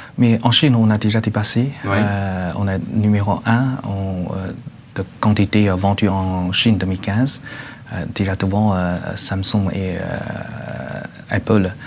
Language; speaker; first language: French; non-native, learner; Chinese